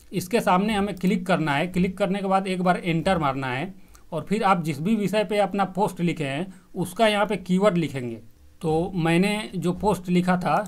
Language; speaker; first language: Hindi; native; Hindi